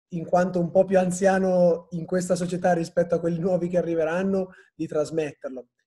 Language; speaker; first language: Italian; native; Italian